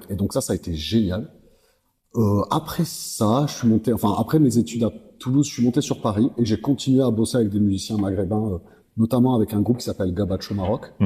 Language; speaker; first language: French; native; French